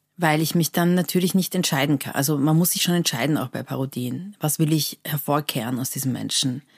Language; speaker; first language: German; early bilingual, other home language; Persian